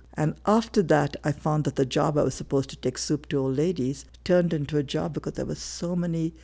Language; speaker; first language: English; non-native, local second language; Tamil